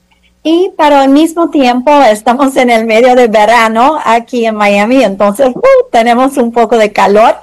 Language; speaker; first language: Spanish; non-native, fluent; English